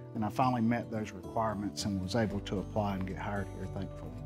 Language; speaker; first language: English; native; English